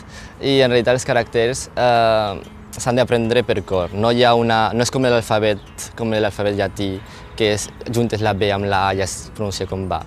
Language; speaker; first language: Catalan; non-native, local second language; Chinese